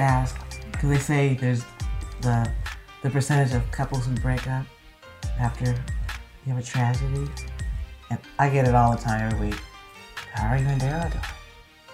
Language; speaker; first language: English; native; English